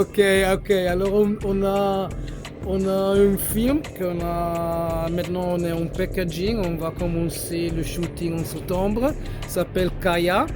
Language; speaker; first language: French; non-native, fluent; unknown